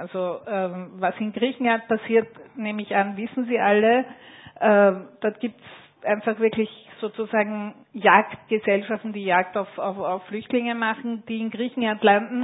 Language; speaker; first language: German; native; German